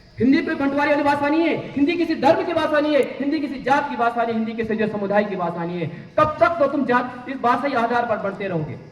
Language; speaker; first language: Hindi; native; Hindi